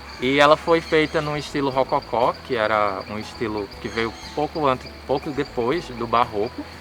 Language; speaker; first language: Portuguese; native; Portuguese